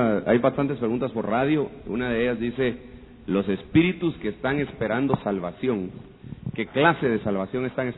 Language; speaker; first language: Spanish; native; Spanish